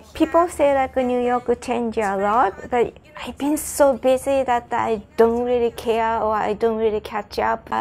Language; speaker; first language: English; non-native, fluent; Japanese